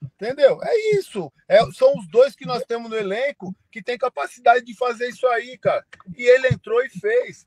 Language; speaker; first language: Portuguese; native; Portuguese